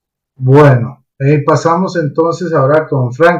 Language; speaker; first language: Spanish; native; Spanish